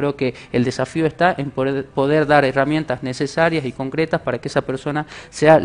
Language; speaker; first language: Spanish; native; Spanish